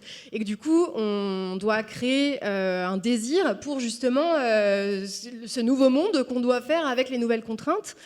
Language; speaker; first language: French; native; French